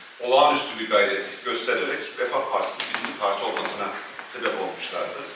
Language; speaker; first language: Turkish; native; Turkish